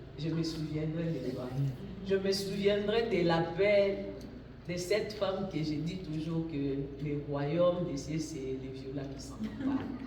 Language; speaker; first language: French; non-native, local second language; Lingala